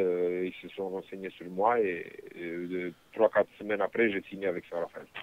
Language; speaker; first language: French; non-native, fluent; Romanian